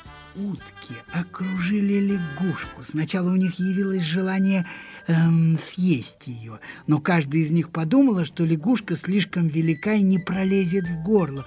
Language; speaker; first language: Russian; native; Russian